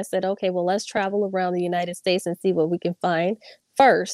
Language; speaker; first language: English; native; English